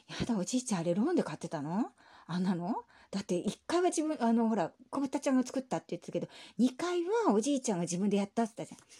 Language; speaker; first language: Japanese; native; Japanese